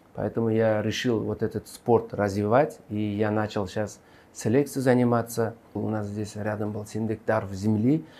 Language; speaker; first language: Russian; non-native, local second language; Uzbek